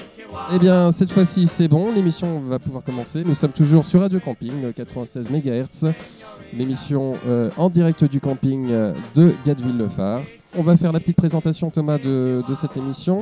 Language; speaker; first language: French; native; French